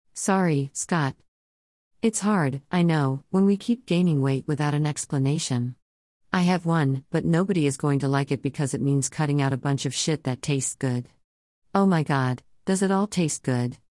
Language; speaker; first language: English; native; English